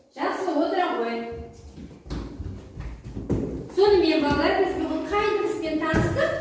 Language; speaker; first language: Kazakh; native; Kazakh